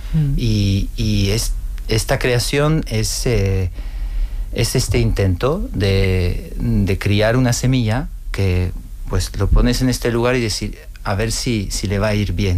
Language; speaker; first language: Spanish; non-native, fluent; Portuguese